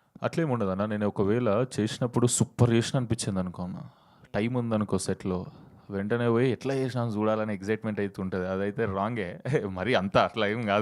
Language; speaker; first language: Telugu; native; Telugu